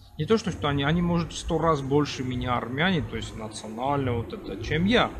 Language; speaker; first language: Russian; non-native, local second language; Armenian